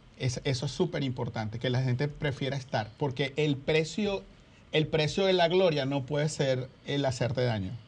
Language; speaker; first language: Spanish; native; Spanish